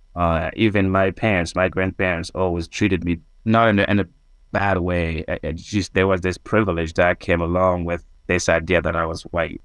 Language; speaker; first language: English; non-native, fluent; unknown